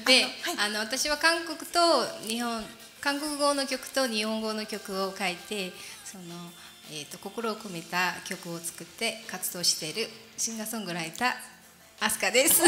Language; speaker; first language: Japanese; non-native, fluent; Korean